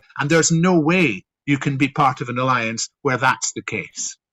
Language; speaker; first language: English; native; English